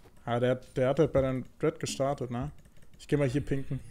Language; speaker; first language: German; native; German